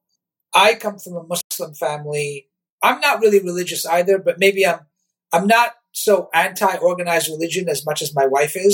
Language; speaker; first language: English; native; English